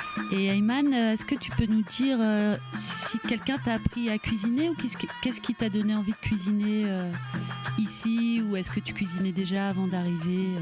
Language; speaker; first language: French; native; French